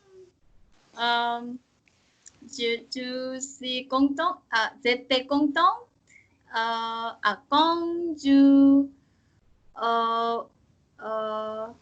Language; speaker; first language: French; non-native, learner; Korean